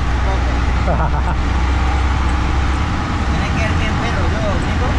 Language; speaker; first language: Spanish; native; Spanish